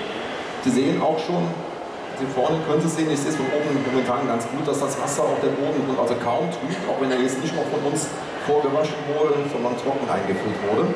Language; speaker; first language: German; native; German